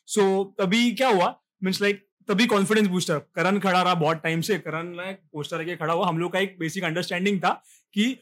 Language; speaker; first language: Hindi; non-native, local second language; Marathi